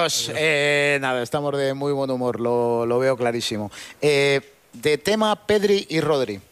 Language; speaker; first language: Spanish; native; Spanish